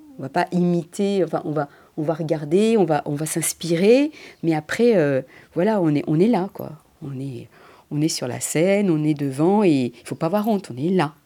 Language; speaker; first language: French; early bilingual, other home language; Spanish